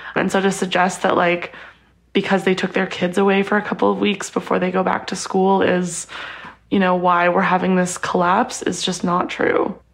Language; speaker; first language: English; native; English